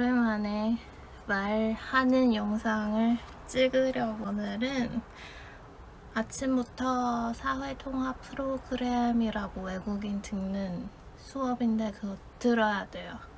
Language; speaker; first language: Korean; non-native, fluent; Chinese